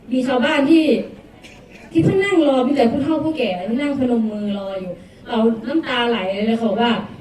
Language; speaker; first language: Thai; native; Thai